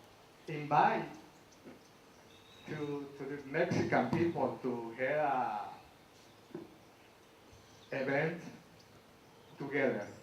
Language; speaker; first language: English; non-native, local second language; Spanish